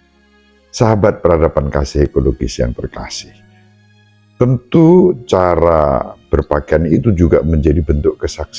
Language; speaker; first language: Indonesian; native; Indonesian